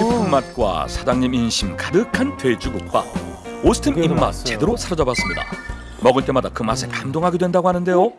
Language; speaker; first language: Korean; native; Korean